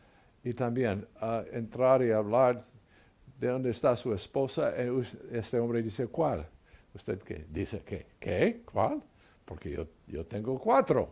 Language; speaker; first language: Spanish; non-native, learner; English